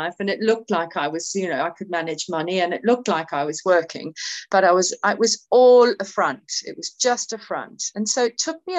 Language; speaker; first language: English; native; English